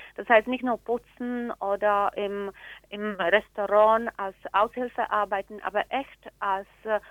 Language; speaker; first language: German; non-native, fluent; Slovak